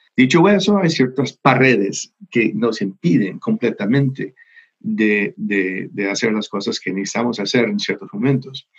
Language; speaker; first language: Spanish; non-native, fluent; English